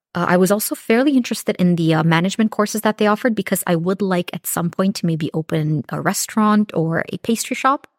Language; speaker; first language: English; early bilingual, other home language; Romanian